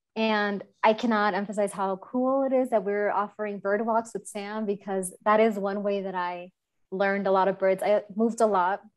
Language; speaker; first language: English; native; English